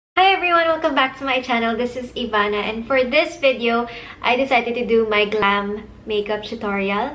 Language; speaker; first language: English; non-native, local second language; Filipino